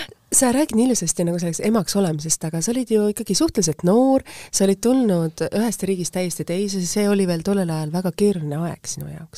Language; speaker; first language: Estonian; native; Estonian